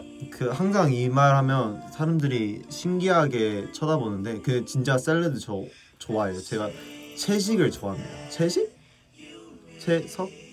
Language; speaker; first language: Korean; early bilingual, heritage; Korean